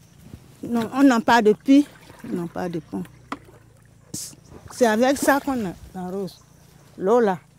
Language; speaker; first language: French; non-native, learner; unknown